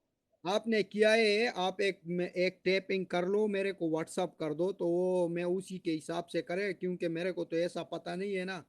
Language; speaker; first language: Hindi; non-native, local second language; Pashto